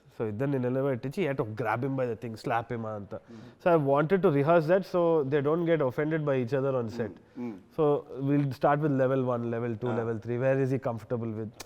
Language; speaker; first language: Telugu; native; Telugu